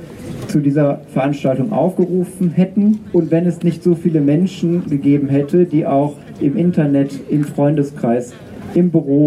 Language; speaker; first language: German; native; German